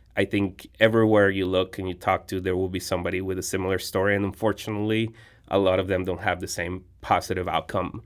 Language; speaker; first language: English; non-native, fluent; Spanish